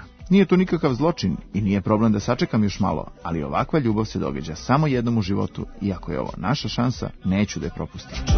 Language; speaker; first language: Serbian; native; Serbian